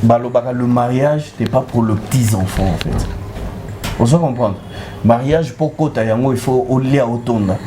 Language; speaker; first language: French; non-native, local second language; Lingala